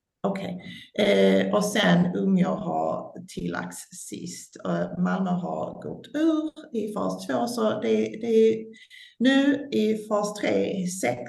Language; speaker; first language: Swedish; non-native, fluent; English